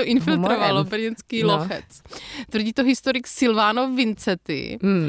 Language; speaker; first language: Czech; native; Czech